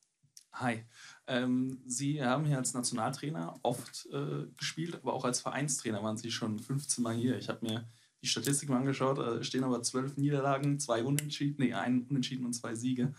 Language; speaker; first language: German; native; German